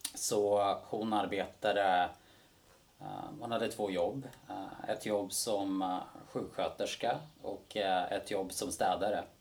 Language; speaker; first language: Swedish; early bilingual, other home language; Bosnian